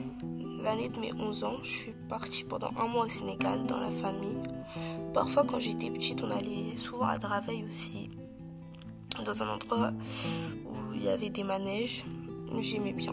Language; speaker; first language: French; native; French